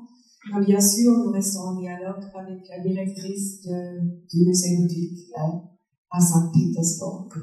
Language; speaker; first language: French; non-native, fluent; German